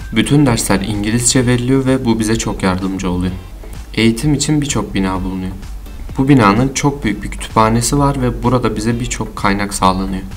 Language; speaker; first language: Turkish; non-native, learner; French